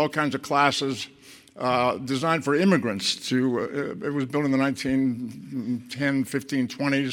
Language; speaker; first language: English; native; English